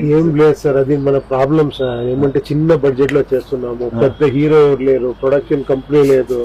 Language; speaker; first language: Telugu; non-native, learner; Kannada